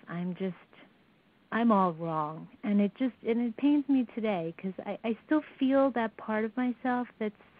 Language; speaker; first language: English; native; English